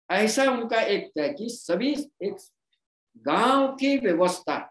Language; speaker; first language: Hindi; non-native, local second language; Gondi